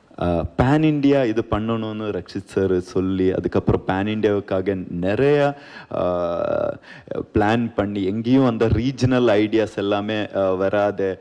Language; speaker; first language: Tamil; non-native, learner; Kannada